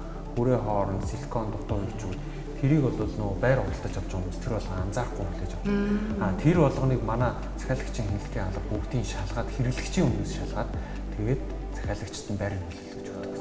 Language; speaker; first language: Mongolian; native; Mongolian